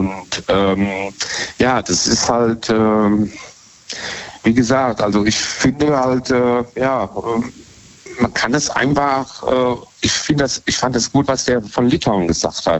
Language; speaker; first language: German; native; German